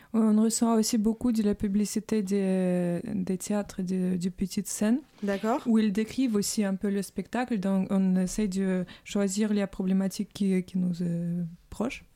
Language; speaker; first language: French; non-native, fluent; Russian